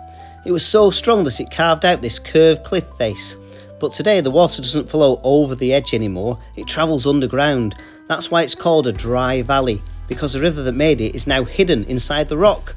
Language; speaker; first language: English; native; English